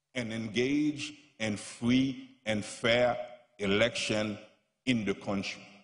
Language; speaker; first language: English; non-native, fluent; Haitian Creole